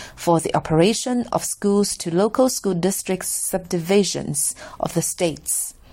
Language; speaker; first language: English; non-native, fluent; Chinese